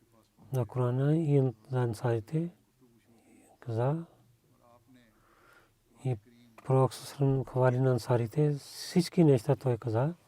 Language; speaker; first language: Bulgarian; non-native, learner; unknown